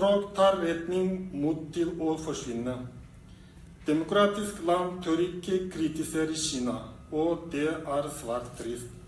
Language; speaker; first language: Norwegian; non-native, fluent; Uyghur